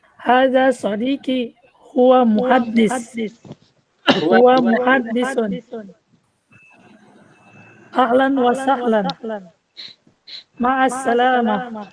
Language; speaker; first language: Arabic; non-native, learner; Indonesian